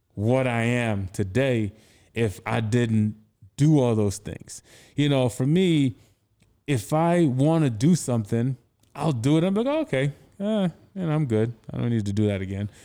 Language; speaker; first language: English; non-native, local second language; Igbo